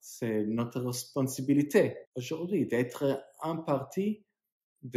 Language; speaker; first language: French; non-native, fluent; English